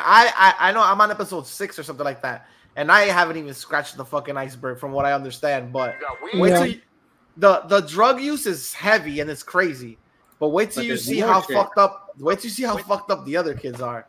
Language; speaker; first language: English; native; English